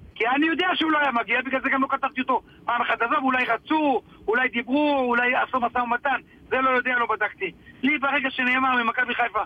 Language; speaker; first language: Hebrew; native; Hebrew